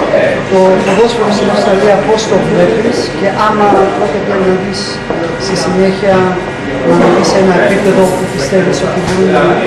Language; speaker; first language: Greek; early bilingual, heritage; English